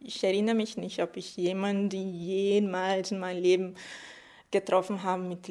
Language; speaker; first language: German; non-native, fluent; Portuguese